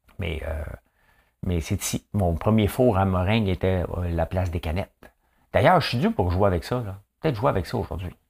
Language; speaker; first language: French; native; French